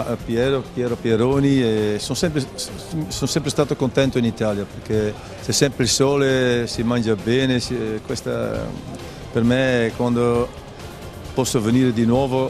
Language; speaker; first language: Italian; non-native, learner; Dutch